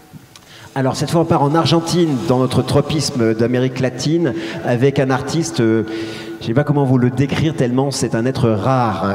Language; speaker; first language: French; native; French